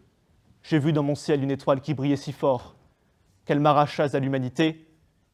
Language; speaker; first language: French; native; French